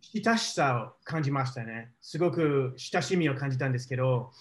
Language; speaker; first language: Japanese; non-native, fluent; English